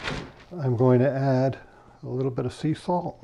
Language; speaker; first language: English; native; English